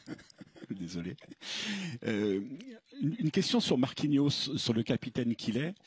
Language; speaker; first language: French; native; French